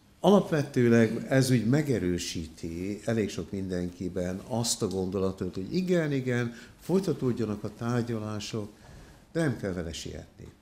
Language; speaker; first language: Hungarian; early bilingual, heritage; Hungarian